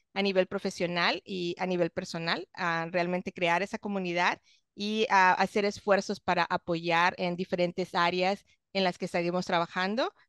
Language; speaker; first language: English; non-native, fluent; Spanish